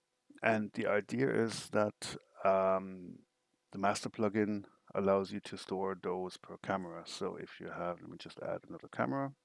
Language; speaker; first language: English; non-native, fluent; German